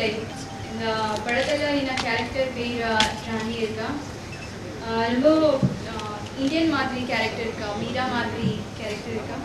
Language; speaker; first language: Tamil; non-native, learner; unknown